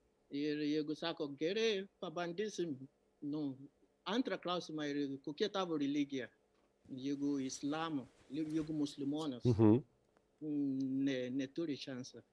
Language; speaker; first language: Lithuanian; non-native, learner; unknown